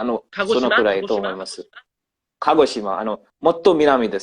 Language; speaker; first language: Japanese; non-native, learner; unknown